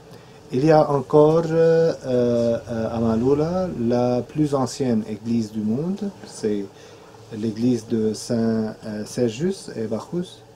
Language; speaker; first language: French; non-native, fluent; Arabic